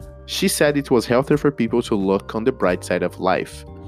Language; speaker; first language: English; non-native, fluent; Portuguese